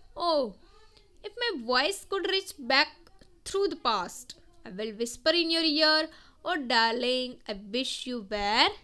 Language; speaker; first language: English; non-native, local second language; Gujarati